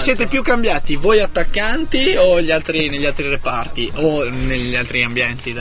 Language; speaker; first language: Italian; native; Italian